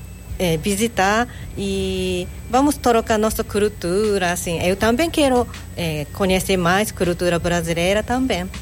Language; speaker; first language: Portuguese; non-native, learner; Japanese